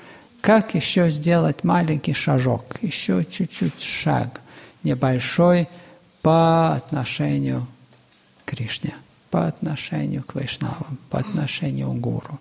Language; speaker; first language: Russian; native; Russian